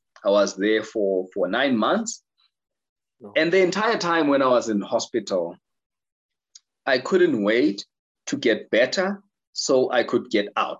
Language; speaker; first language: English; non-native, local second language; Zulu